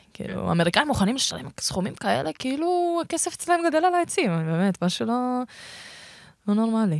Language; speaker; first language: Hebrew; early bilingual, other home language; Russian